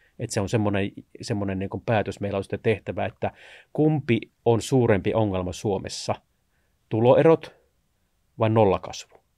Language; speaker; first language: Finnish; native; Finnish